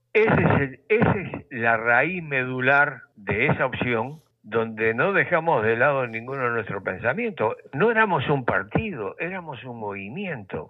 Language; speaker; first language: Spanish; native; Spanish